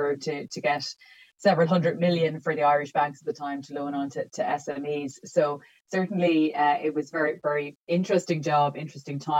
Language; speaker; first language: English; native; English